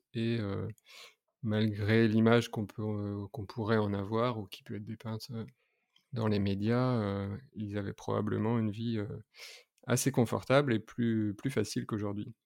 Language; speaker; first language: French; native; French